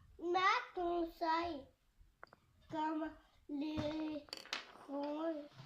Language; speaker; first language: French; native; French